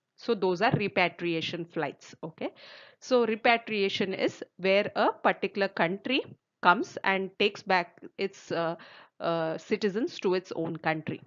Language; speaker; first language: English; non-native, local second language; Telugu